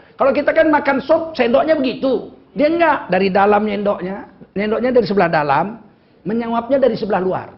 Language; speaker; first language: Indonesian; native; Indonesian